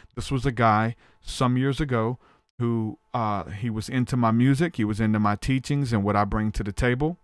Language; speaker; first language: English; native; English